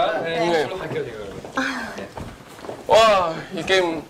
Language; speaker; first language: Korean; non-native, learner; Chinese